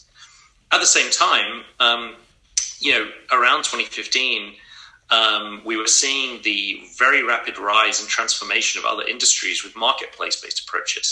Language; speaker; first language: English; native; English